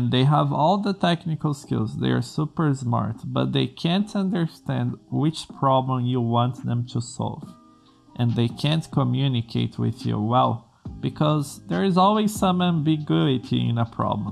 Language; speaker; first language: English; non-native, fluent; Portuguese